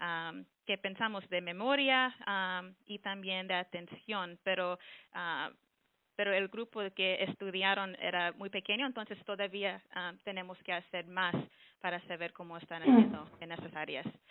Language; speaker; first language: Spanish; early bilingual, heritage; Spanish